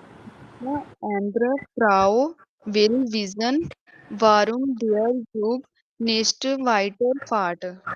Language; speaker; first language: German; non-native, learner; Hindi